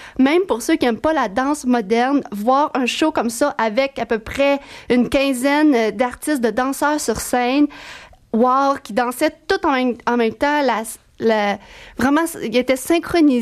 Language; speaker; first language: French; native; French